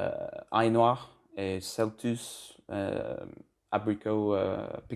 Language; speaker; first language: French; non-native, learner; English